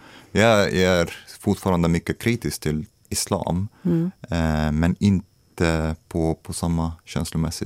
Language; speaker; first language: Swedish; non-native, fluent; Arabic